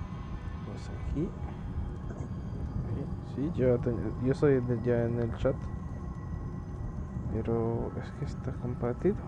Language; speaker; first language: Spanish; non-native, learner; French